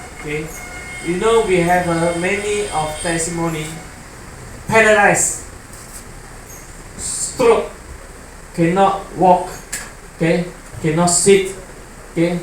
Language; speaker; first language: English; non-native, learner; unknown